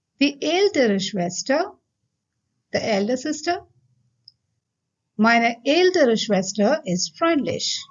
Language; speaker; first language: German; non-native, fluent; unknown